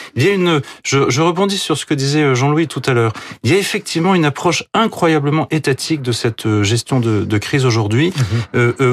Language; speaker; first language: French; native; French